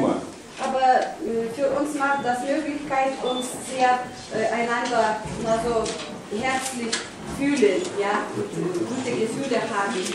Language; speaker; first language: German; non-native, learner; Lithuanian